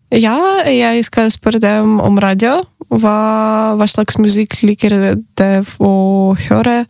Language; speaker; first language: Norwegian; non-native, learner; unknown